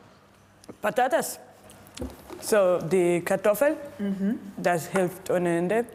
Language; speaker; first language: German; non-native, learner; Croatian